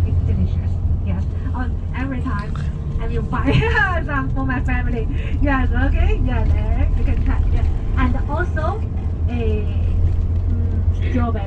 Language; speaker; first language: English; non-native, learner; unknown